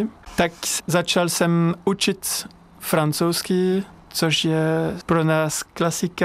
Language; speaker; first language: Czech; non-native, learner; French